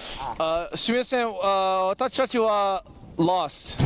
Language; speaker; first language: Japanese; non-native, learner; English